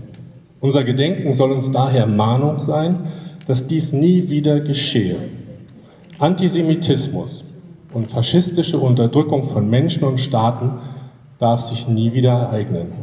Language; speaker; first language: German; native; German